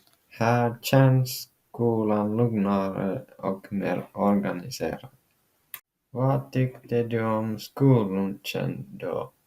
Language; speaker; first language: Swedish; non-native, local second language; Finnish